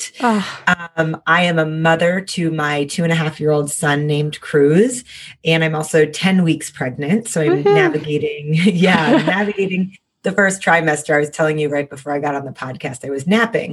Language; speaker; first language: English; native; English